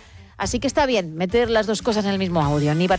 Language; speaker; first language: Spanish; native; Spanish